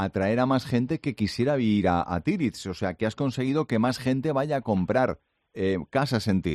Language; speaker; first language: Spanish; native; Spanish